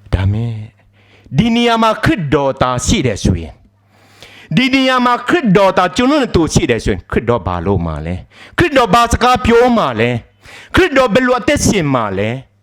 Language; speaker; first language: Burmese; non-native, local second language; Tedim Chin